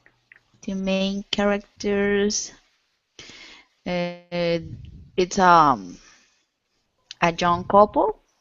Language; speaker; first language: English; non-native, learner; Spanish